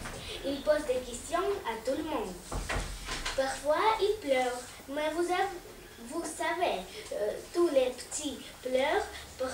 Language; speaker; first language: French; non-native, learner; Russian